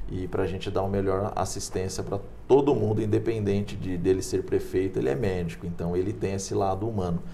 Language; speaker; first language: Portuguese; native; Portuguese